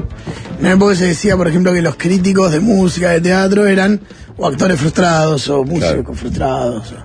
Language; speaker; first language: Spanish; native; Spanish